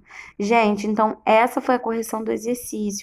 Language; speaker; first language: Portuguese; native; Portuguese